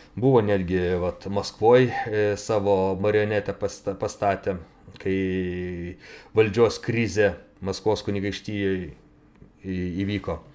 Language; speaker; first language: Lithuanian; native; Lithuanian